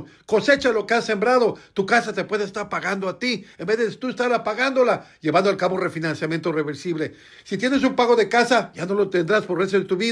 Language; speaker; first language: Spanish; native; Spanish